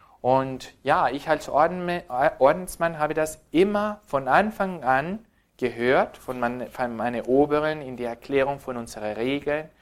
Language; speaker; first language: German; non-native, fluent; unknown